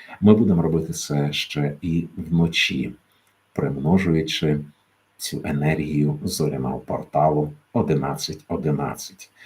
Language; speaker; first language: Ukrainian; native; Ukrainian